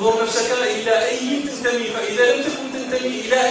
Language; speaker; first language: Arabic; native; Arabic